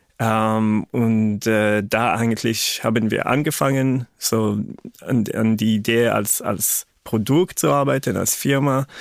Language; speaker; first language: German; non-native, fluent; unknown